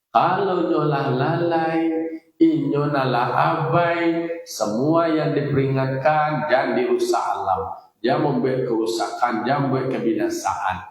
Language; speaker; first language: Indonesian; non-native, local second language; Minangkabau